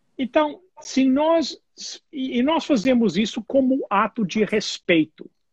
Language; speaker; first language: Portuguese; non-native, fluent; English